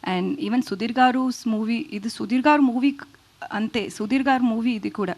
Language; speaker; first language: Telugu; non-native, learner; Tamil